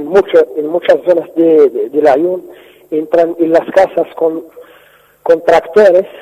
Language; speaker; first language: Spanish; non-native, fluent; Arabic